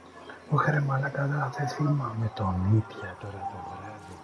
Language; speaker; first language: Greek; native; Greek